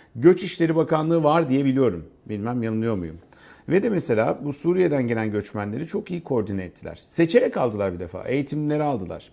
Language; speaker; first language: Turkish; native; Turkish